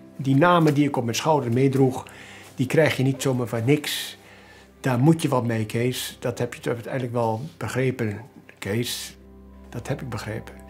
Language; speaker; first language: Dutch; native; Dutch